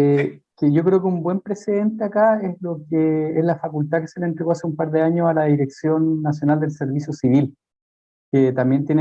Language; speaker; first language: Spanish; native; Spanish